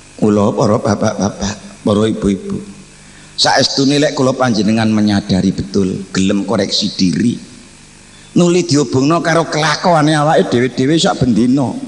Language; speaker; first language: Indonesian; non-native, local second language; Javanese